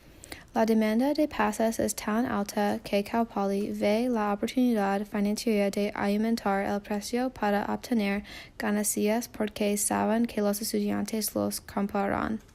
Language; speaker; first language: Spanish; non-native, learner; English